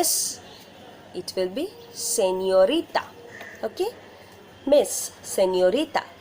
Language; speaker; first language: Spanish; non-native, fluent; Bangla